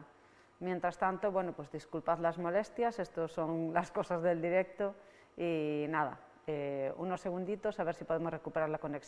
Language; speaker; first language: Spanish; native; Spanish